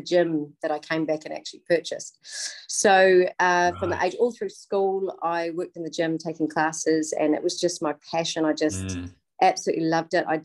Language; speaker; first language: English; native; English